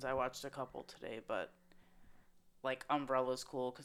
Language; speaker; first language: English; native; English